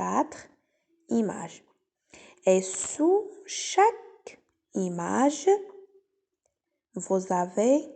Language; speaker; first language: French; non-native, local second language; Arabic